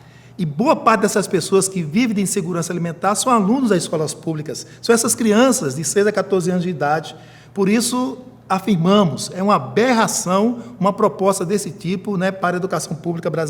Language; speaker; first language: Portuguese; native; Portuguese